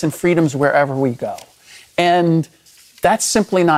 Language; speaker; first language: English; early bilingual, other home language; German